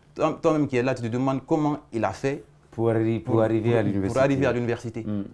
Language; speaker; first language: French; non-native, local second language; Fula